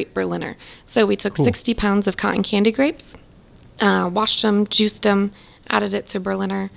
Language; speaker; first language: English; native; English